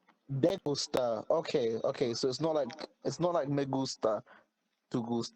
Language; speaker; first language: Spanish; non-native, learner; English